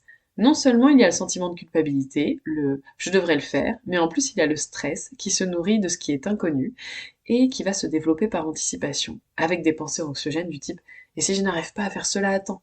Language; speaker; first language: French; native; French